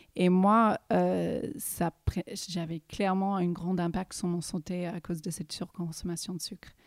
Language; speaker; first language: French; early bilingual, heritage; English